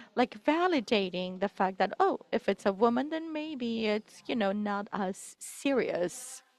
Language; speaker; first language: English; non-native, fluent; Spanish